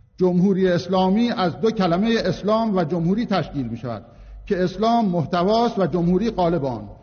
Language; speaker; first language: Persian; non-native, local second language; Azerbaijani